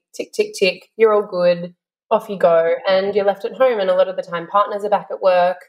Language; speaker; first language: English; native; English